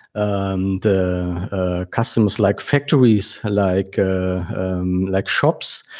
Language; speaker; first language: English; non-native, fluent; German